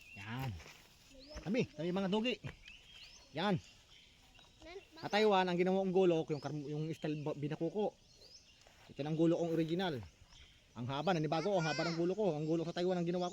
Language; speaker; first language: Filipino; non-native, local second language; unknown